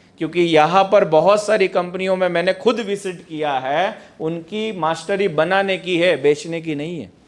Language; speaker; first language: Hindi; non-native, local second language; Gujarati